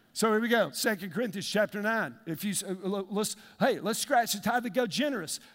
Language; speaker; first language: English; native; English